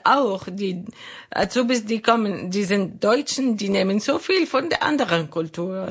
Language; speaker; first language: German; non-native, learner; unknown